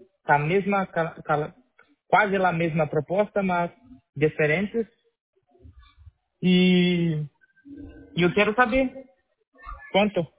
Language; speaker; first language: Spanish; non-native, learner; Portuguese